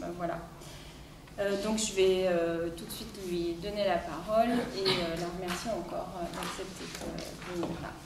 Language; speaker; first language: French; native; French